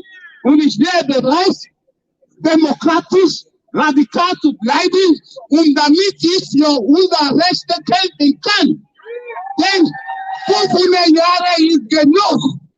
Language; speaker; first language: German; non-native, fluent; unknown